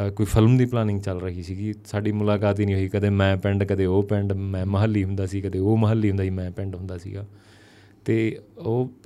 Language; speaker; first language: Punjabi; native; Punjabi